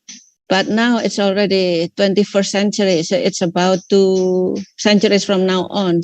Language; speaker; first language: English; non-native, fluent; Indonesian